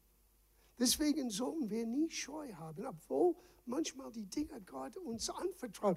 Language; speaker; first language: German; non-native, fluent; English